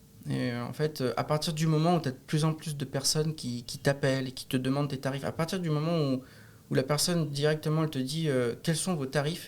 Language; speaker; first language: French; native; French